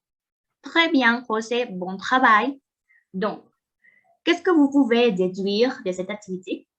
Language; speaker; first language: French; non-native, fluent; Spanish